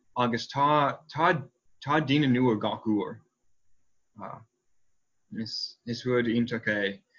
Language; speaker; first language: Irish; non-native, fluent; English